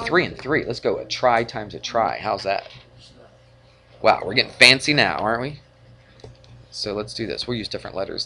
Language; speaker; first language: English; native; English